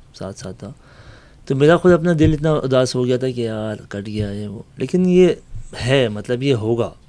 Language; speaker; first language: Urdu; native; Urdu